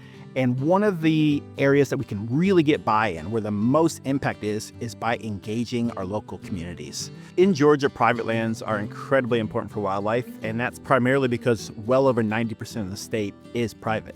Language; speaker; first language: English; native; English